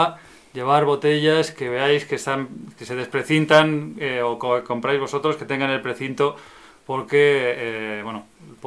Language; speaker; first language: Spanish; native; Spanish